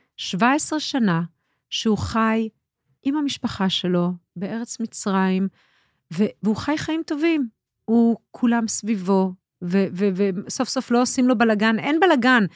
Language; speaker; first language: Hebrew; native; Hebrew